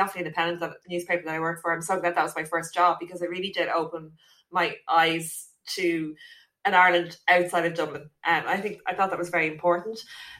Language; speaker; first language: English; native; English